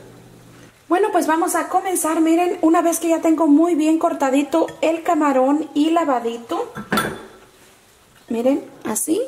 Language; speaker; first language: Spanish; native; Spanish